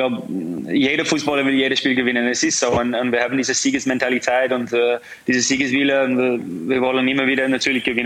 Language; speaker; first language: German; non-native, fluent; English